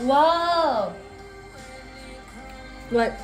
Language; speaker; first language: English; non-native, learner; Indonesian